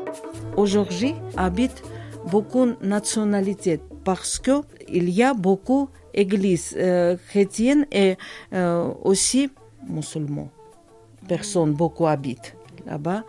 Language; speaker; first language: French; non-native, learner; Georgian